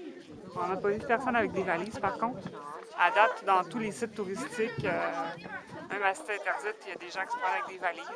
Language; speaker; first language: French; native; French